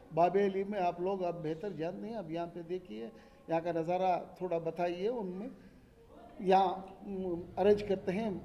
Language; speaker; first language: Hindi; non-native, local second language; Urdu